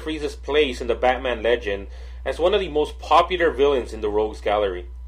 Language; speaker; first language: English; native; English